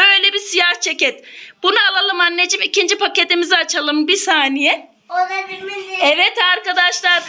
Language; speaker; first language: Turkish; native; Turkish